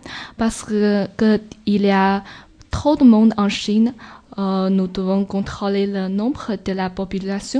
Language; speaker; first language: French; non-native, learner; Chinese